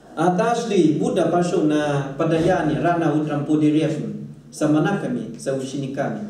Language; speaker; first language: Russian; non-native, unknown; Thai